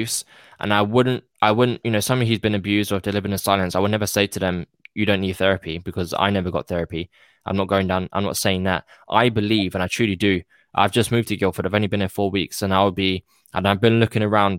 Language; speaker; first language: English; native; English